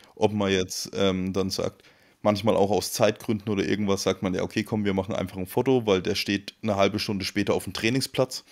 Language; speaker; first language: German; native; German